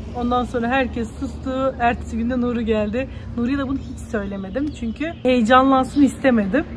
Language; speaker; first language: Turkish; native; Turkish